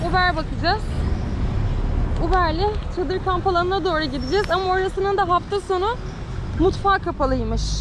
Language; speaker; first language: Turkish; native; Turkish